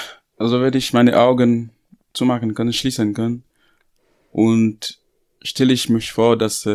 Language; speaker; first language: German; non-native, learner; Haitian Creole